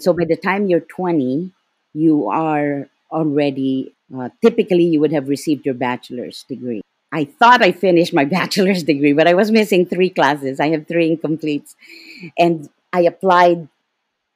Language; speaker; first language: English; non-native, local second language; Filipino